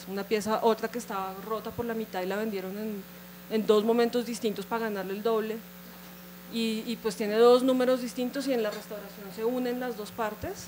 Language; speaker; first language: Spanish; native; Spanish